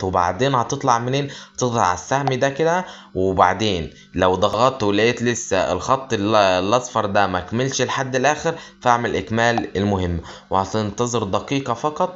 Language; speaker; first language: Arabic; native; Arabic